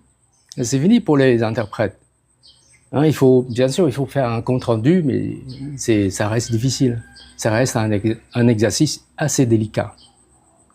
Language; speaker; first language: French; non-native, fluent; Khmer